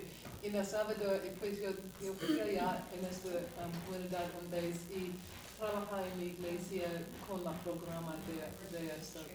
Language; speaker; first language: Spanish; non-native, learner; English